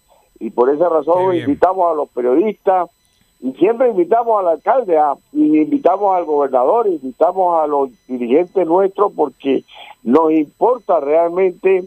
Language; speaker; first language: Spanish; native; Spanish